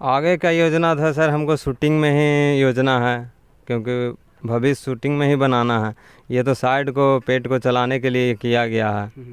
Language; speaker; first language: Hindi; native; Hindi